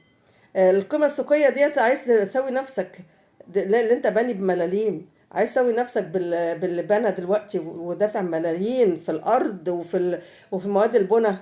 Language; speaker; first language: Arabic; native; Arabic